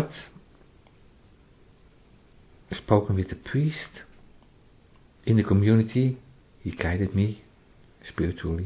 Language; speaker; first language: English; non-native, learner; Dutch